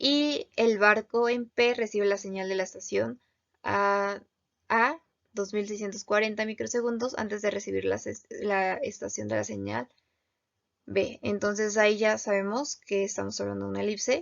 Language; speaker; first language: Spanish; native; Spanish